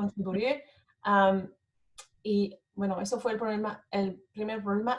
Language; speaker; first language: Spanish; non-native, fluent; French